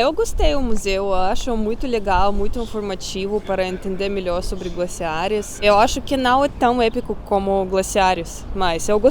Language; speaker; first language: Portuguese; non-native, fluent; Russian